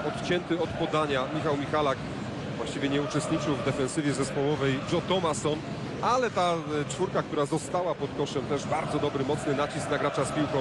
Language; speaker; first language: Polish; native; Polish